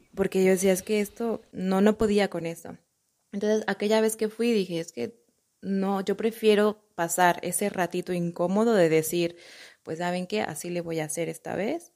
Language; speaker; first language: Spanish; native; Spanish